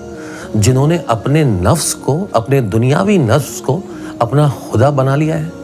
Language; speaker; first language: Urdu; native; Urdu